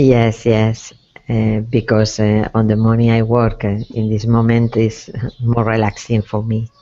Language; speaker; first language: English; non-native, learner; Spanish